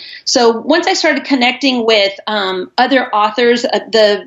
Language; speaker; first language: English; native; English